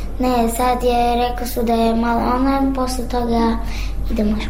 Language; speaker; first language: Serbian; non-native, learner; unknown